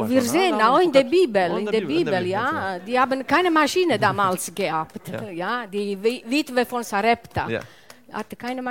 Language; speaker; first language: German; non-native, learner; Italian